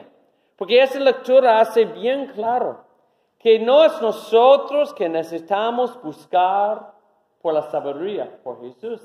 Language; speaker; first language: Spanish; non-native, learner; English